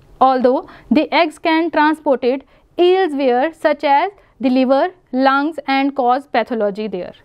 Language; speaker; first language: English; non-native, local second language; Punjabi